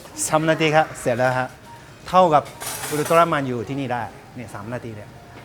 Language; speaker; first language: Thai; non-native, fluent; Japanese